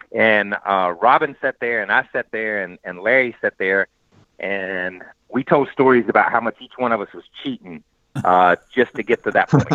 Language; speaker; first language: English; native; English